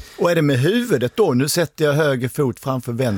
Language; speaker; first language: Swedish; native; Swedish